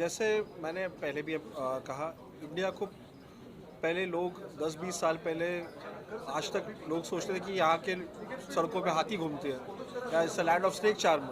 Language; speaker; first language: Hindi; native; Hindi